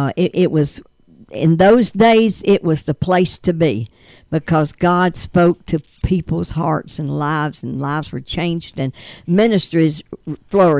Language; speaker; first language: English; native; English